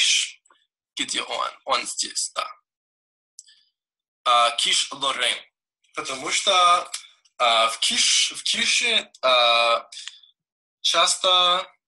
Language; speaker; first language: Russian; non-native, learner; English